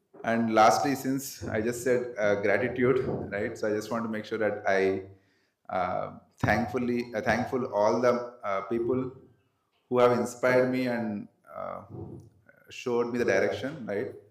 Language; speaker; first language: English; non-native, local second language; Telugu